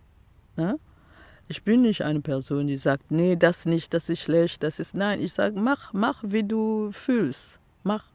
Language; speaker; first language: German; non-native, local second language; French